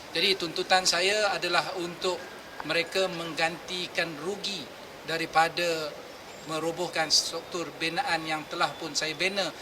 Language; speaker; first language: Malay; native; Malay